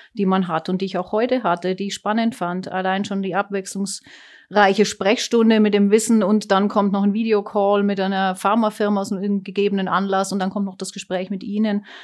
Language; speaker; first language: German; native; German